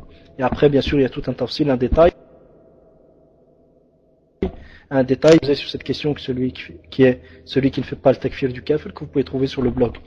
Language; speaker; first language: French; native; French